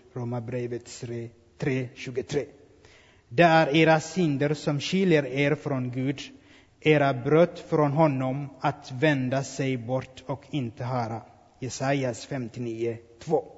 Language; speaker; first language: Swedish; non-native, fluent; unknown